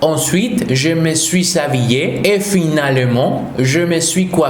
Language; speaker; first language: French; non-native, fluent; Spanish